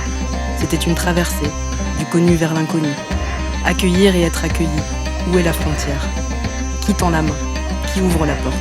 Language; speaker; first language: French; native; French